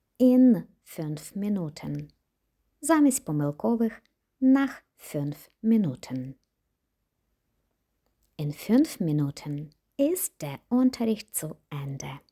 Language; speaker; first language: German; non-native, fluent; Ukrainian